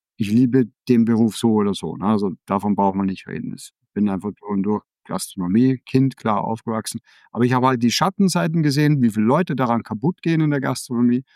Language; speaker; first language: German; early bilingual, other home language; Danish